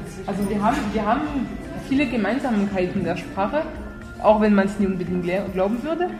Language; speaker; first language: German; non-native, fluent; French